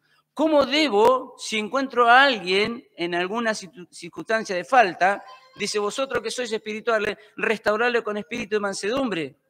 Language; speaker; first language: Spanish; native; Spanish